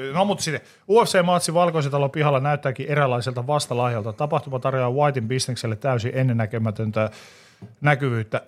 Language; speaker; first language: Finnish; native; Finnish